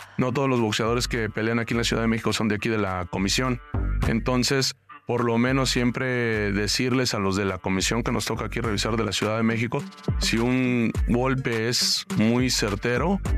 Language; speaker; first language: Spanish; native; Spanish